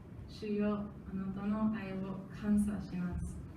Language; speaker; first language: Japanese; non-native, learner; English